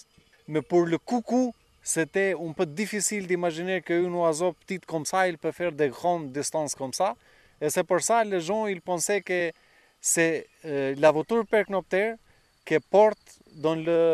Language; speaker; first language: French; non-native, fluent; Albanian